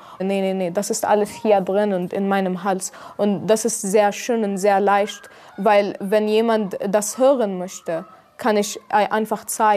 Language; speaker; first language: German; non-native, fluent; Arabic